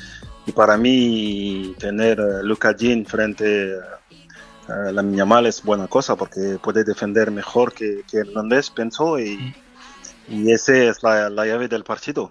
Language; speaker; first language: Spanish; non-native, fluent; French